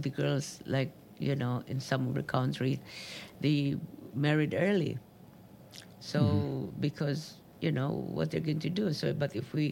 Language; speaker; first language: English; non-native, local second language; Cebuano